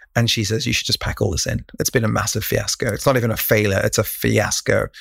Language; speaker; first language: English; native; English